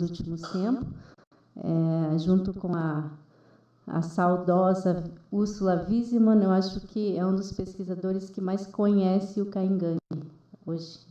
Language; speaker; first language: Portuguese; non-native, local second language; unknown